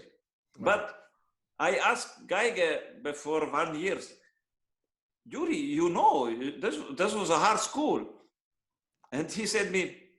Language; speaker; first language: English; non-native, learner; Hungarian